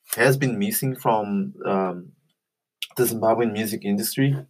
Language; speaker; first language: English; non-native, local second language; Shona